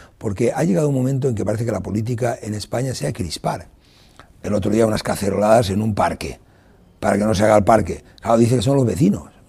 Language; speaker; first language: Spanish; non-native, local second language; Catalan